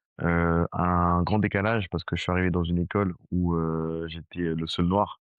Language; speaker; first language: French; early bilingual, other home language; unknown